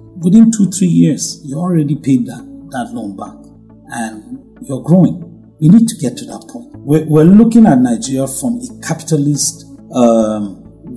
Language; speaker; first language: English; non-native, local second language; Hausa